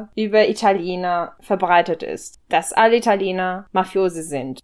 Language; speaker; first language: German; non-native, fluent; Italian